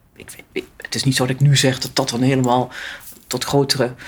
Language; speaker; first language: Dutch; early bilingual, other home language; Italian